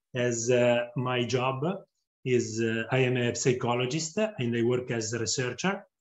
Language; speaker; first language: English; non-native, fluent; Italian